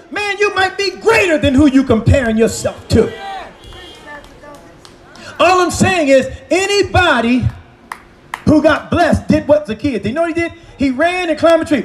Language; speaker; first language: English; native; English